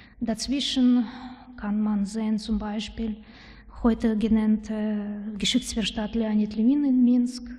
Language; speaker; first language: German; non-native, learner; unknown